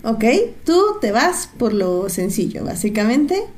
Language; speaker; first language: Spanish; native; Spanish